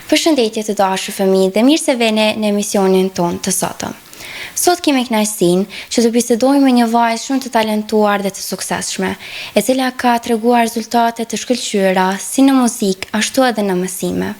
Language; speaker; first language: Albanian; native; Albanian